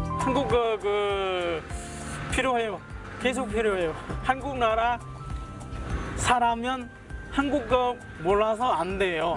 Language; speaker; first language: Korean; non-native, learner; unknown